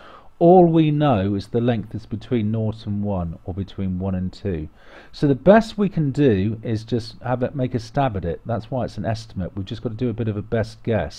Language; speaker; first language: English; native; English